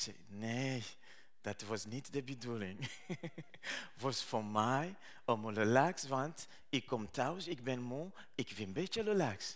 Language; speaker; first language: Dutch; non-native, learner; Rundi